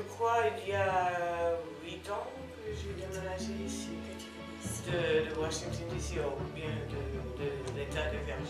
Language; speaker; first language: French; non-native, fluent; English